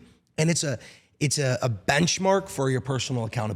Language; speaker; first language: English; native; English